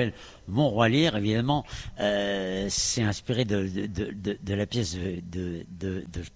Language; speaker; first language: French; native; French